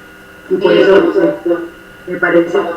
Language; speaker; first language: Spanish; native; Spanish